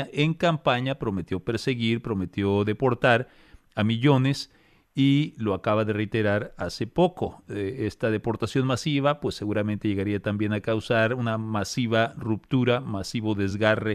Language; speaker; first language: Spanish; native; Spanish